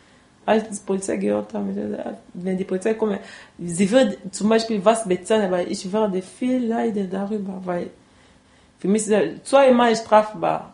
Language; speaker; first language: German; non-native, learner; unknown